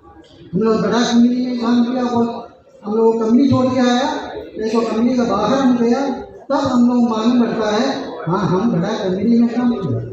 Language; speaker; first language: Hindi; non-native, local second language; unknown